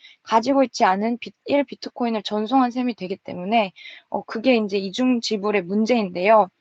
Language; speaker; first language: Korean; native; Korean